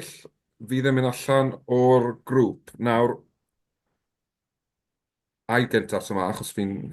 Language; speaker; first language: Welsh; native; Welsh